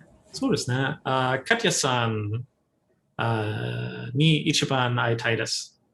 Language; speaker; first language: Japanese; non-native, fluent; English